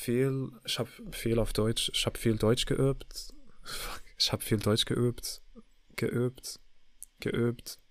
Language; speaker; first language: German; non-native, learner; English